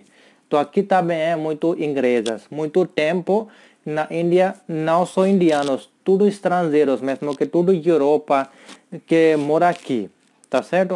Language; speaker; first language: Portuguese; non-native, learner; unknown